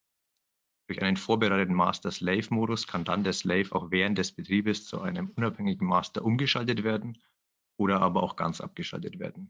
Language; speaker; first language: German; native; German